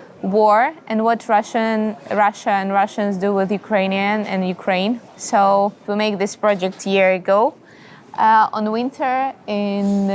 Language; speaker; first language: English; non-native, learner; Ukrainian